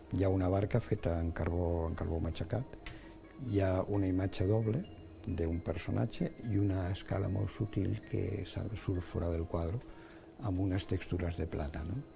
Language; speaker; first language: Catalan; non-native, local second language; Spanish